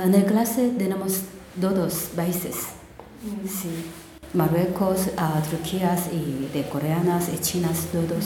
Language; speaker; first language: Spanish; non-native, learner; Korean